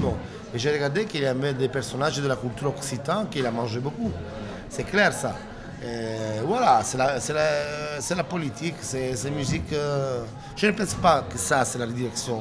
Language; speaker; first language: French; non-native, learner; Italian